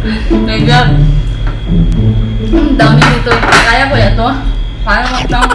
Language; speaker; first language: Filipino; non-native, local second language; Cebuano